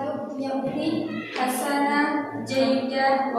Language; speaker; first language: Arabic; non-native, learner; Indonesian